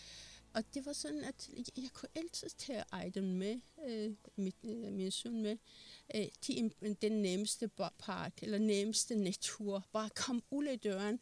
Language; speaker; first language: Danish; non-native, fluent; Persian